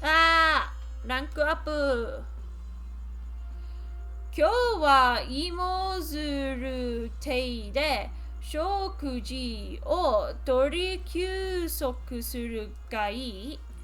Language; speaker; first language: Japanese; non-native, learner; English